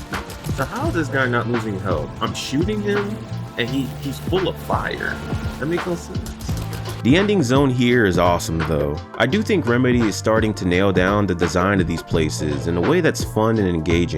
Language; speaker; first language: English; native; English